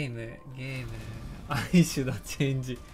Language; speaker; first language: English; non-native, learner; Japanese